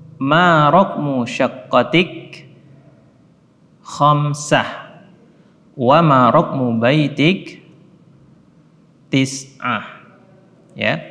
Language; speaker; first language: Arabic; non-native, fluent; Indonesian